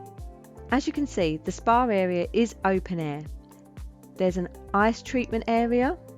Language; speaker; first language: English; native; English